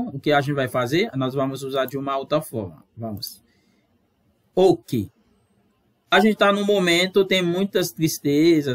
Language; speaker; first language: Portuguese; non-native, fluent; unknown